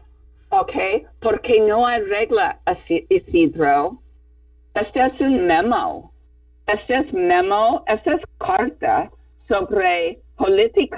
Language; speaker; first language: Spanish; non-native, fluent; English